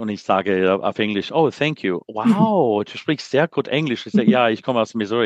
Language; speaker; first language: German; non-native, learner; English